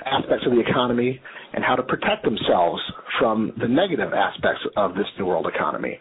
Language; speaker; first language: English; native; English